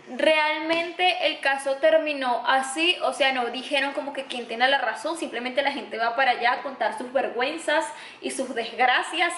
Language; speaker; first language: Spanish; native; Spanish